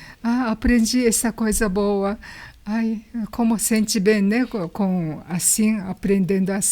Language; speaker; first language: Portuguese; non-native, learner; Japanese